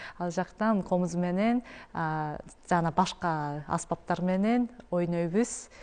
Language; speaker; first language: Kyrgyz; non-native, learner; Japanese